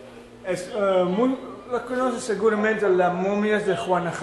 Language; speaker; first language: Spanish; non-native, fluent; Dutch